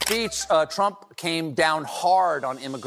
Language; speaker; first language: English; native; English